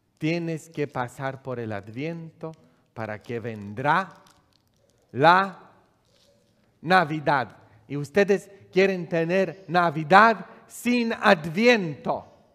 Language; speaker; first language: Spanish; non-native, fluent; Polish